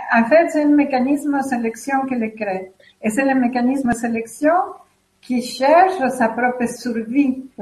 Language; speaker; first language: French; non-native, fluent; Spanish